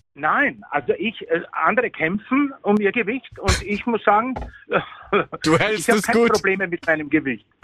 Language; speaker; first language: German; native; German